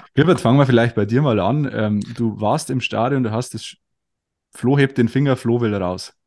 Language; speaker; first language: German; native; German